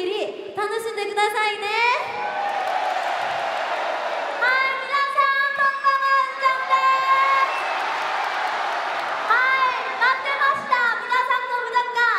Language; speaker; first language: Japanese; non-native, learner; Korean